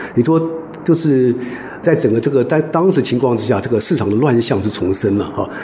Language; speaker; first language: Chinese; native; Chinese